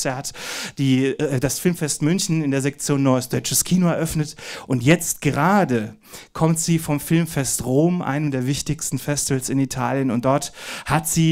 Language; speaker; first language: German; native; German